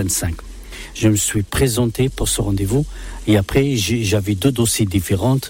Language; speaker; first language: French; non-native, local second language; Arabic